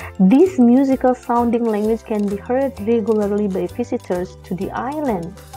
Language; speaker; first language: English; non-native, fluent; Indonesian